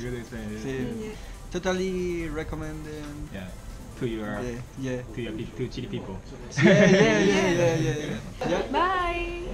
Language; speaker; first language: English; non-native, learner; Spanish